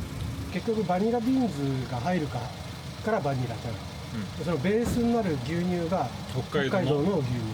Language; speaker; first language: Japanese; native; Japanese